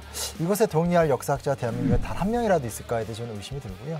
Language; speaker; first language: Korean; native; Korean